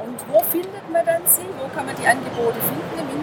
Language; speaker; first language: German; native; German